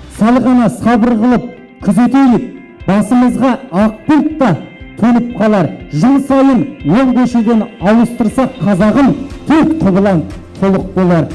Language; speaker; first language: Kazakh; native; Kazakh